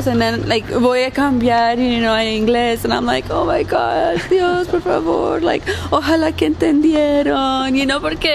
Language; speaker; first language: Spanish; early bilingual, heritage; Spanish